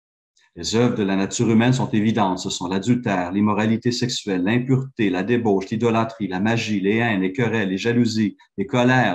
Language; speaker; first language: French; native; French